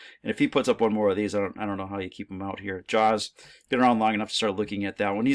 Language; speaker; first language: English; native; English